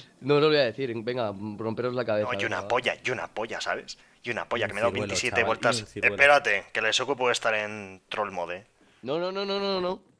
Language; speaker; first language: Spanish; native; Spanish